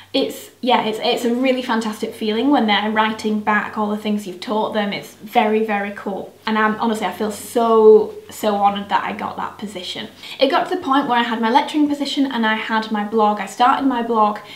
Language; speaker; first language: English; native; English